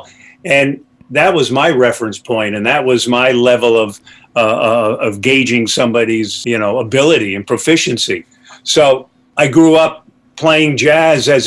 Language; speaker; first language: English; native; English